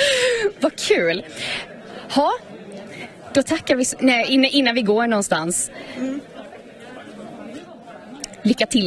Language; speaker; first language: Swedish; native; Swedish